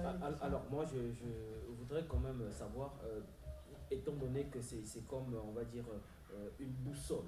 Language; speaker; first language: French; non-native, local second language; Lingala